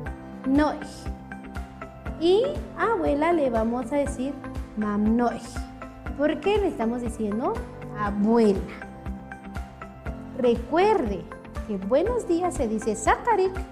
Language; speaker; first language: Spanish; non-native, local second language; Kʼicheʼ